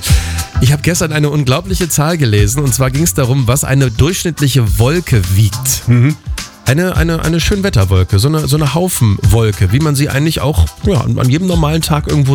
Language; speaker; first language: German; native; German